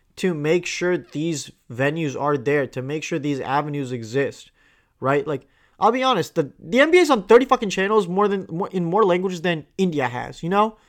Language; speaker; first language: English; non-native, local second language; Tamil